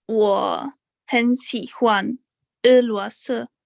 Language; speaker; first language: Chinese; non-native, learner; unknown